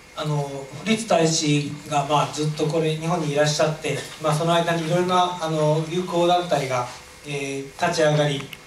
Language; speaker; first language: Japanese; native; Japanese